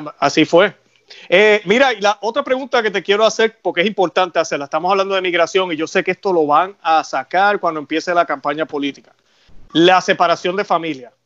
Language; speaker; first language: Spanish; native; Spanish